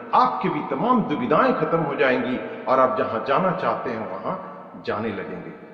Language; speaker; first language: Hindi; non-native, local second language; Urdu